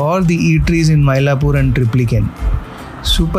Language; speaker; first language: English; non-native, local second language; Tamil